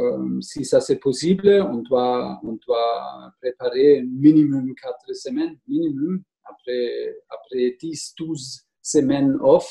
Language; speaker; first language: French; non-native, learner; German